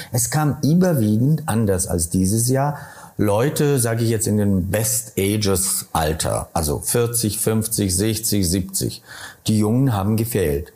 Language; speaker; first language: German; non-native, fluent; Polish